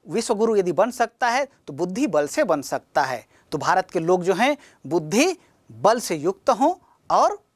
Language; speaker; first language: Hindi; native; Hindi